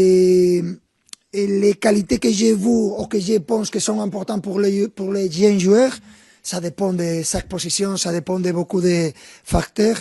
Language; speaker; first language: French; non-native, fluent; Spanish